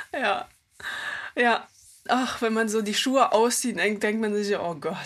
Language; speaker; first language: German; early bilingual, other home language; Russian